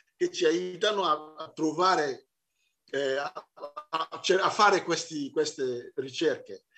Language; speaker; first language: Italian; non-native, fluent; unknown